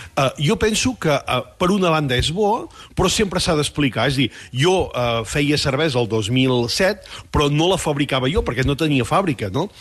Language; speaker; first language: Catalan; native; Catalan